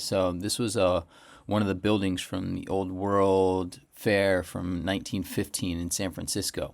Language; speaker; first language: English; native; English